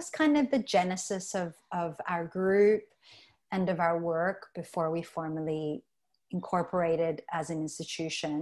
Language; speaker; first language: English; native; English